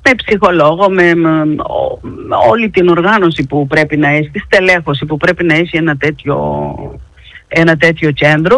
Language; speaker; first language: Greek; native; Greek